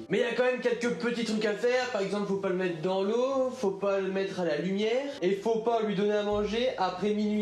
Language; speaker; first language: French; native; French